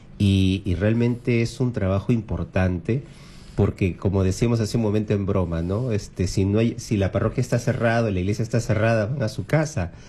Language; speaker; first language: Spanish; native; Spanish